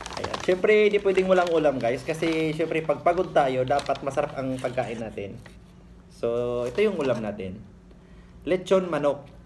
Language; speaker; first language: Filipino; non-native, local second language; Cebuano